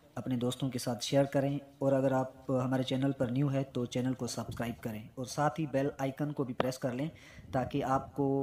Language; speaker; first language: Urdu; non-native, local second language; Sindhi